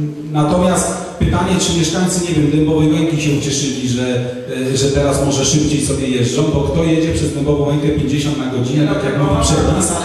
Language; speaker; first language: Polish; native; Polish